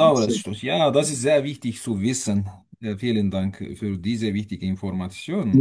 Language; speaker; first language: German; non-native, fluent; Turkish